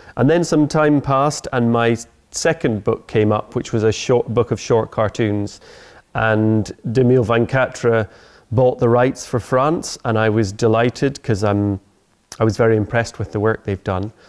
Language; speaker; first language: English; native; English